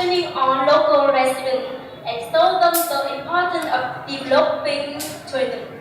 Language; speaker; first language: English; non-native, learner; Vietnamese